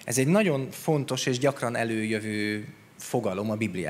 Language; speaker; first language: Hungarian; native; Hungarian